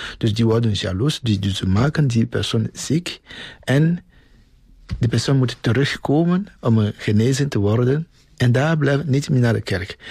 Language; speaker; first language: Dutch; non-native, fluent; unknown